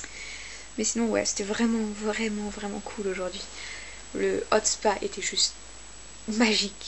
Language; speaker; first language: French; native; French